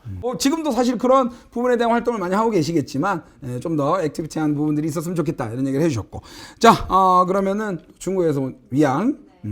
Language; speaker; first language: Korean; native; Korean